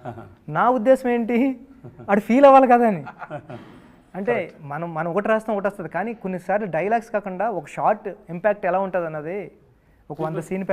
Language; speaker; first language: Telugu; native; Telugu